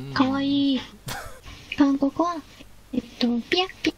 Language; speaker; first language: Japanese; non-native, fluent; Korean